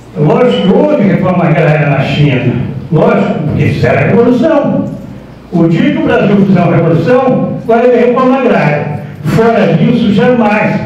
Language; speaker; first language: Portuguese; native; Portuguese